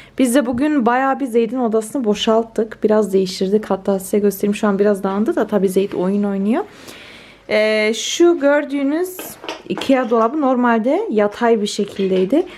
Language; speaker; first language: Turkish; early bilingual, heritage; Turkish